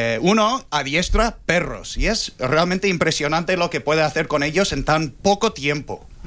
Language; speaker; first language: Spanish; non-native, fluent; English